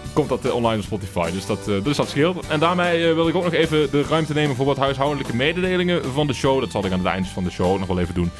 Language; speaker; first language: Dutch; native; Dutch